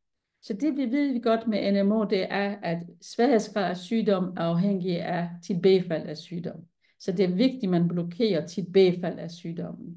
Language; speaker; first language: Danish; non-native, fluent; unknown